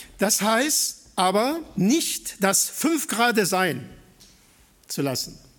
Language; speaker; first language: German; non-native, fluent; Arabic